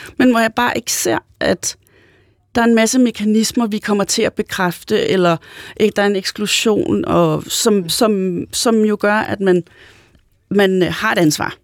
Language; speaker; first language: Danish; native; Danish